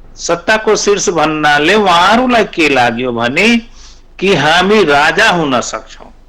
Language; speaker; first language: Nepali; non-native, local second language; Maithili